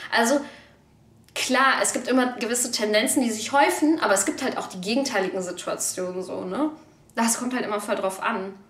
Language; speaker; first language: German; early bilingual, other home language; Turkish